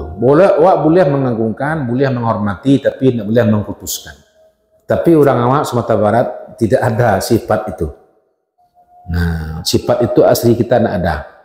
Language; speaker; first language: Malay; non-native, local second language; Minangkabau